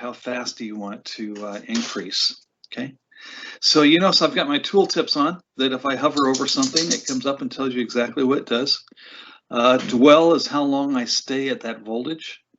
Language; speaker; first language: English; native; English